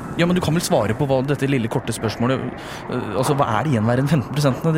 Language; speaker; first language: Norwegian; native; Norwegian